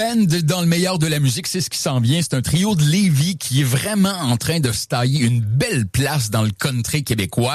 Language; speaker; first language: French; native; French